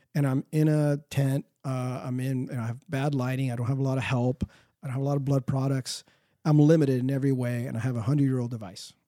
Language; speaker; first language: English; early bilingual, other home language; Spanish